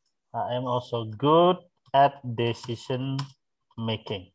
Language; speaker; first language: English; non-native, fluent; Indonesian